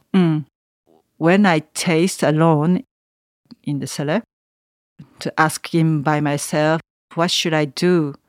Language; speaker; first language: English; non-native, learner; Japanese